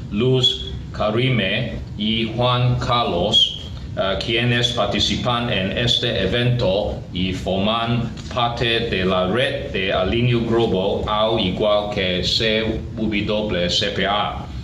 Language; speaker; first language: Spanish; non-native, learner; Cantonese